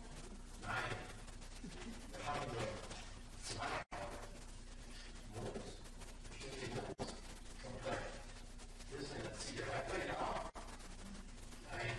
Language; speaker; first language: German; non-native, fluent; English